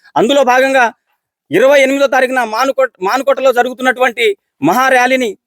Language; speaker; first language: Telugu; non-native, local second language; Lambadi